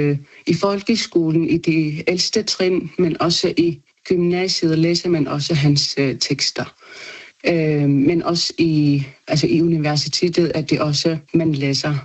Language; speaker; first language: Danish; non-native, local second language; Kalaallisut